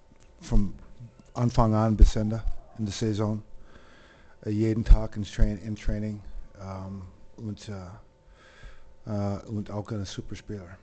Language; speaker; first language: German; non-native, learner; English